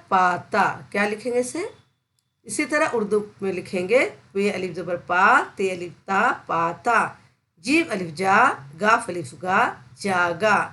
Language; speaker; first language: Hindi; native; Hindi